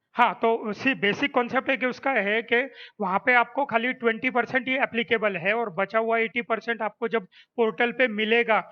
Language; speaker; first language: Hindi; non-native, local second language; Marathi